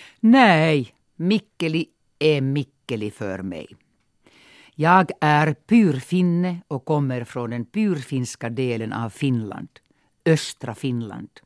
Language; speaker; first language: Swedish; non-native, local second language; Finnish